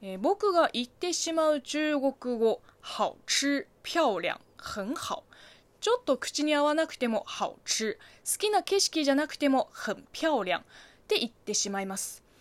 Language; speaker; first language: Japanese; non-native, fluent; Chinese